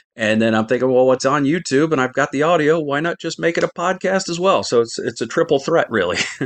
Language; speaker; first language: English; native; English